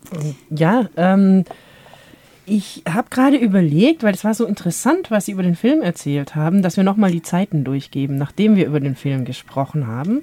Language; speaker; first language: German; native; German